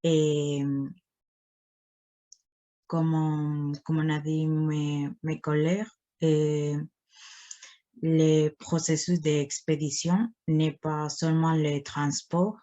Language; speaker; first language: French; non-native, fluent; Spanish